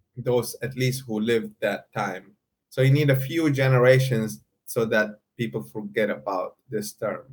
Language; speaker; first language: English; non-native, fluent; Arabic